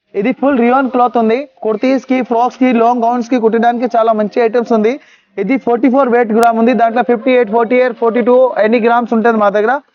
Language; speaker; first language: Telugu; non-native, local second language; Urdu